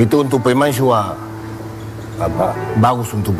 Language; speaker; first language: Indonesian; non-native, fluent; Spanish